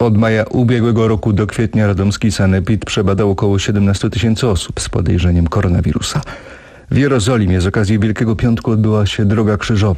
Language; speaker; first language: Polish; native; Polish